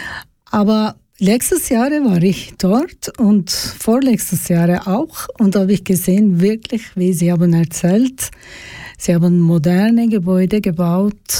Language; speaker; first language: German; non-native, learner; Georgian